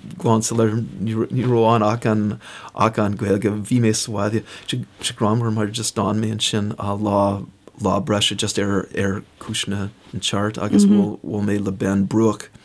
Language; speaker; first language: Irish; non-native, fluent; English